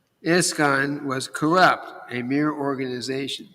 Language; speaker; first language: English; native; English